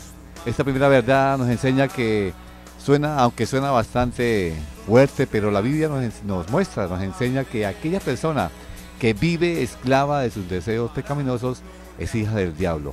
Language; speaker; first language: Spanish; native; Spanish